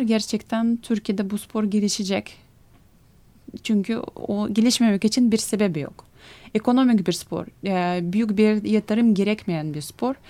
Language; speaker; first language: Turkish; non-native, fluent; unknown